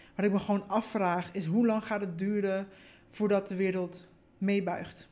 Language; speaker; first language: Dutch; early bilingual, other home language; Spanish